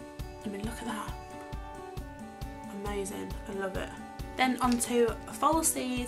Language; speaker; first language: English; native; English